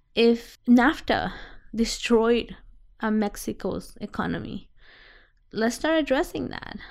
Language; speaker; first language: English; non-native, fluent; Spanish